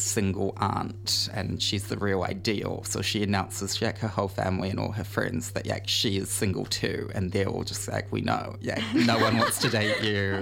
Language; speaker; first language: English; native; English